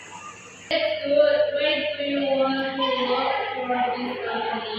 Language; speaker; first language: English; non-native, learner; Indonesian